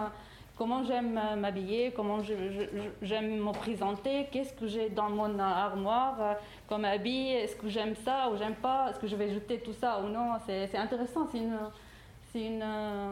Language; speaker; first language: French; non-native, fluent; Arabic